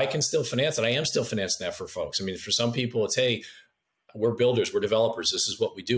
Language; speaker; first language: English; native; English